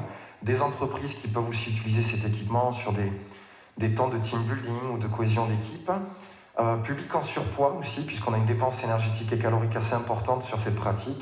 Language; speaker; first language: French; native; French